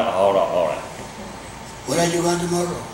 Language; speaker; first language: English; non-native, learner; Spanish